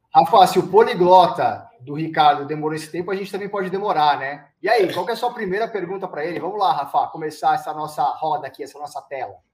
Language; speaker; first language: Portuguese; native; Portuguese